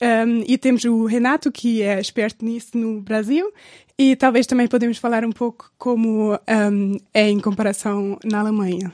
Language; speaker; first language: Portuguese; non-native, fluent; German